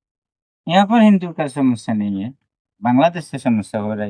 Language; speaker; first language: Hindi; non-native, local second language; Bangla